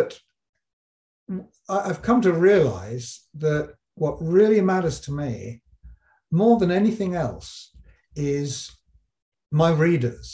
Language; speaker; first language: English; native; English